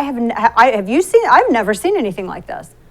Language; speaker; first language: English; native; English